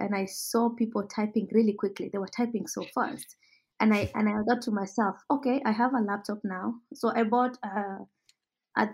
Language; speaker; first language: English; non-native, local second language; Kalenjin